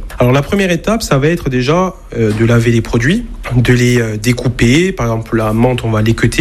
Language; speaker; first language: French; native; French